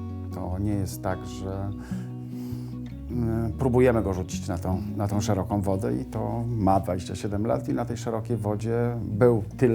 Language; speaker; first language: Polish; native; Polish